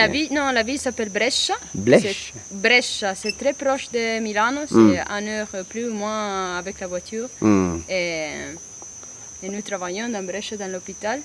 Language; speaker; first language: French; non-native, learner; Italian